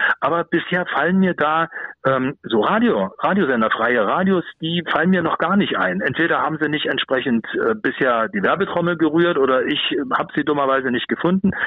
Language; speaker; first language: German; native; German